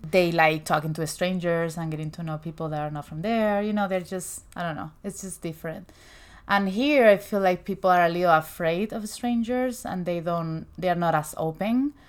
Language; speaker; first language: English; non-native, fluent; Spanish